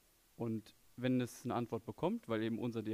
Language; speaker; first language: German; native; German